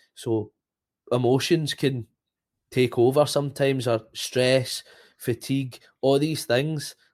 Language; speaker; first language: English; native; English